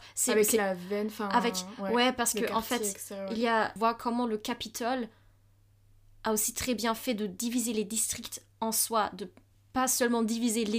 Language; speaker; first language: French; non-native, fluent; German